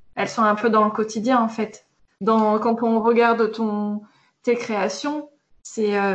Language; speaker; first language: French; native; French